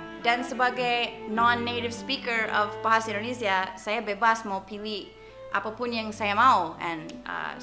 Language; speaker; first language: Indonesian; non-native, fluent; English